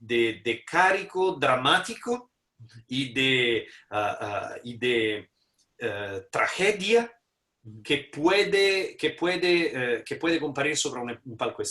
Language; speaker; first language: Spanish; non-native, fluent; Italian